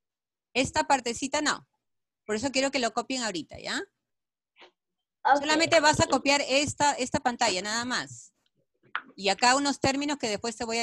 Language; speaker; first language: Spanish; native; Spanish